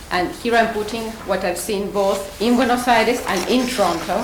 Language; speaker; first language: English; non-native, fluent; Spanish